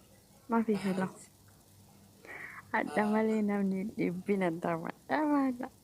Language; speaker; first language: Arabic; non-native, learner; Oromo